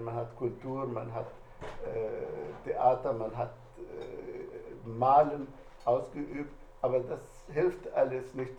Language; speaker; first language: German; non-native, fluent; Arabic